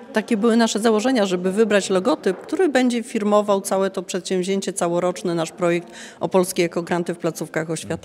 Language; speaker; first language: Polish; native; Polish